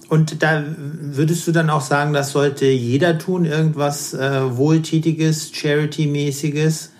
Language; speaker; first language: German; native; German